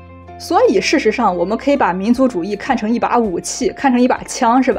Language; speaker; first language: Chinese; native; Chinese